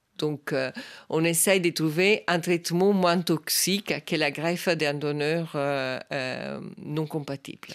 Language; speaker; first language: French; non-native, fluent; Italian